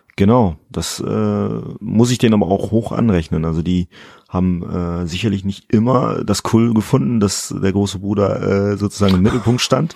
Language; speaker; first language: German; early bilingual, other home language; Fula